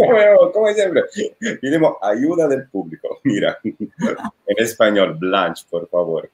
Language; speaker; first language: Spanish; non-native, fluent; Italian